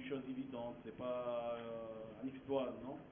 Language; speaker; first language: French; non-native, local second language; Arabic